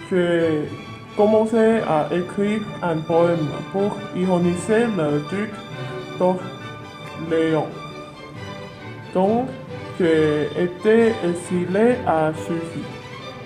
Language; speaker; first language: French; non-native, learner; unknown